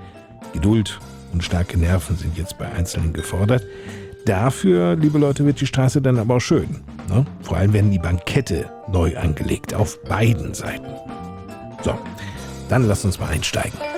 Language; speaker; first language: German; native; German